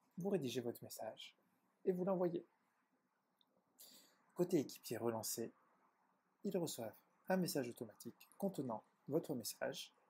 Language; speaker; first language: French; native; French